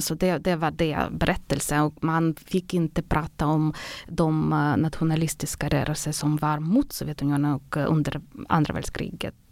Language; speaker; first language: Swedish; non-native, fluent; Ukrainian